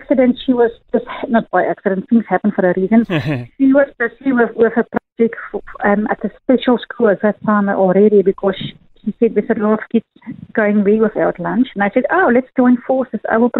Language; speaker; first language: English; non-native, local second language; Afrikaans